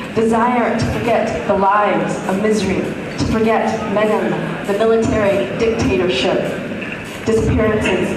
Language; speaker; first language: English; early bilingual, other home language; Vietnamese